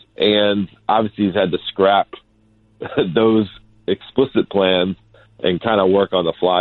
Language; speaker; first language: English; native; English